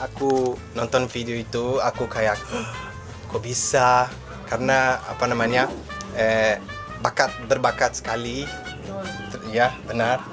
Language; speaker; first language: Indonesian; non-native, fluent; Portuguese